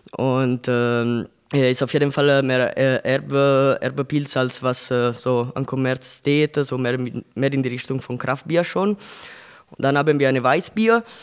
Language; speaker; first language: German; non-native, learner; Italian